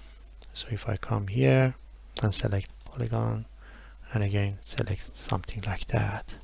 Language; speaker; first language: English; non-native, fluent; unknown